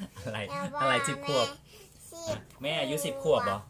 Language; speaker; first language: Thai; native; Thai